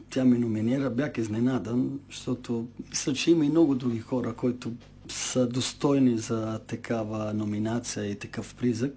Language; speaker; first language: Bulgarian; non-native, fluent; Italian